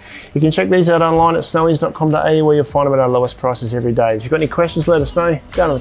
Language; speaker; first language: English; native; English